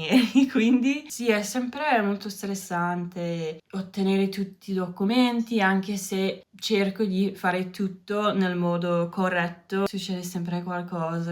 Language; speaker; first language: Italian; non-native, learner; English